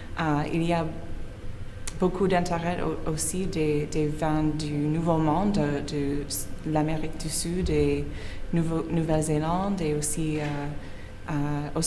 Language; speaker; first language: French; non-native, learner; English